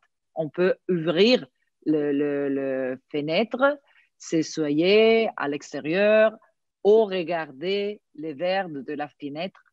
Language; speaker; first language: French; non-native, fluent; Italian